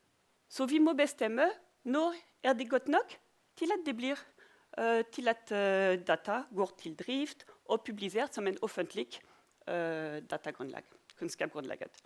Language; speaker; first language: Norwegian; non-native, fluent; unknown